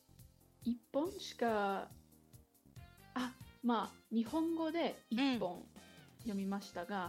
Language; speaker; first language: Japanese; non-native, learner; English